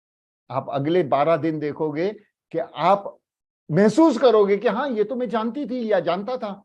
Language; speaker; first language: Hindi; native; Hindi